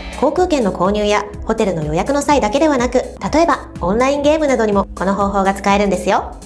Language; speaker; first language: Japanese; native; Japanese